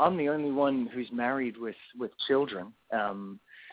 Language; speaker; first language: English; native; English